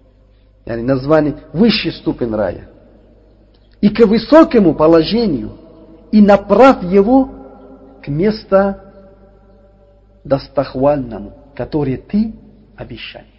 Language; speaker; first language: Russian; non-native, learner; Uzbek